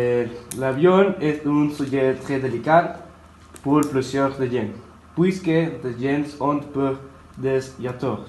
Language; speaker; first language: French; non-native, learner; Spanish